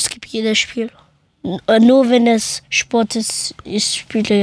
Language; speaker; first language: German; early bilingual, other home language; Persian